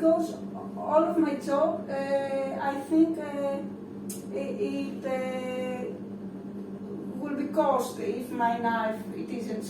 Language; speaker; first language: English; non-native, learner; Greek